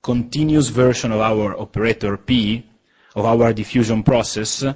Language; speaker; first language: English; non-native, fluent; Italian